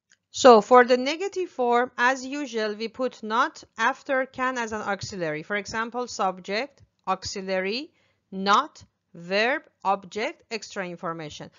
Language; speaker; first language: English; non-native, fluent; Persian